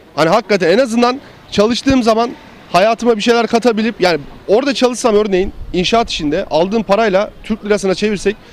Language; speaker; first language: Turkish; native; Turkish